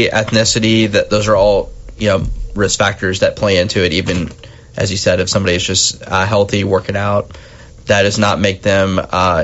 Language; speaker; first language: English; native; English